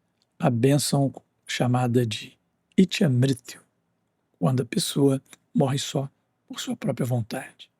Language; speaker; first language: Portuguese; native; Portuguese